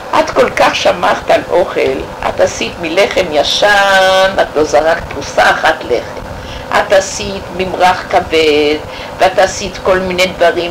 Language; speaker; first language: Hebrew; non-native, fluent; French